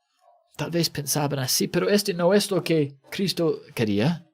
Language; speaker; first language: Spanish; non-native, fluent; English